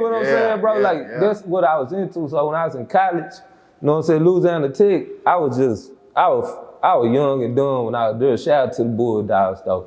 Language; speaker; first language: English; native; English